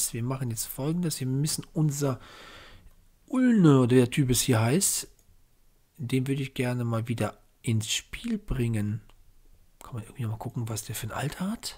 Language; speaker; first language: German; native; German